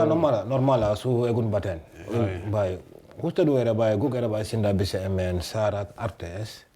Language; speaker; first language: Basque; non-native, learner; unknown